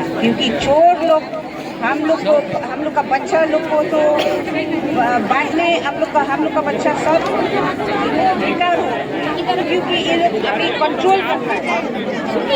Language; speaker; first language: Hindi; non-native, local second language; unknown